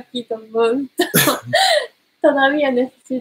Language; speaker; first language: Spanish; non-native, learner; Japanese